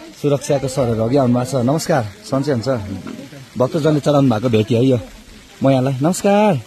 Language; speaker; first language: Nepali; native; Nepali